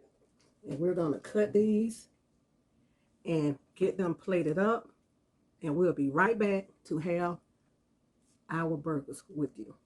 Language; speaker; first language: English; native; English